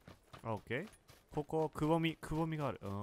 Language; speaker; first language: Japanese; native; Japanese